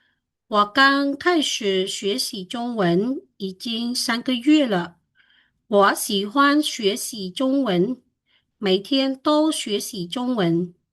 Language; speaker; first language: Chinese; non-native, fluent; Khmer